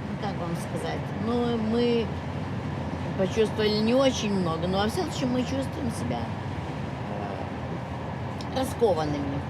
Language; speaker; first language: Russian; native; Russian